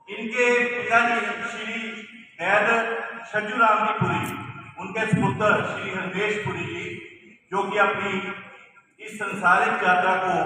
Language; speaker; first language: Hindi; non-native, local second language; Punjabi